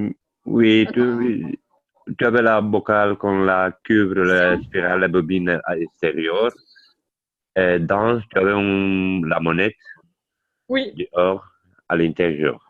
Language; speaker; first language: French; non-native, learner; Italian